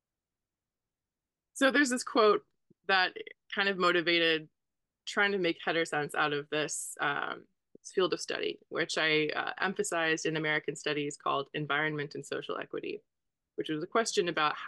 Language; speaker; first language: English; native; English